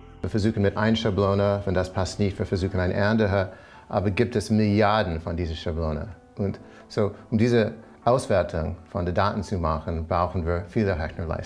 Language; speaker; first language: German; non-native, fluent; English